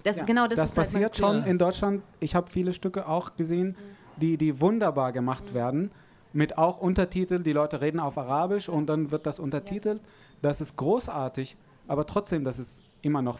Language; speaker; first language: German; non-native, fluent; Arabic